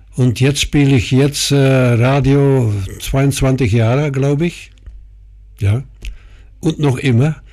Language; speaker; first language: German; non-native, fluent; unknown